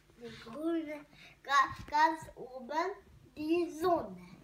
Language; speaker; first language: German; non-native, learner; Hungarian